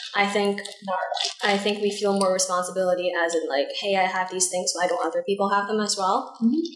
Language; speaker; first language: English; native; English